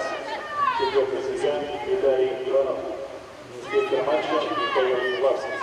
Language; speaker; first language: Russian; native; Russian